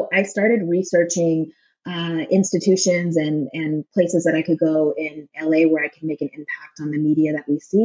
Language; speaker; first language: English; native; English